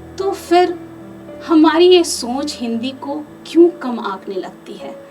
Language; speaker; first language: Hindi; native; Hindi